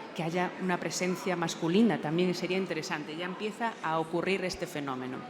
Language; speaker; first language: Spanish; non-native, local second language; Galician